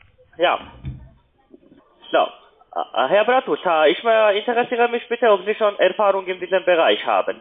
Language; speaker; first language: German; non-native, learner; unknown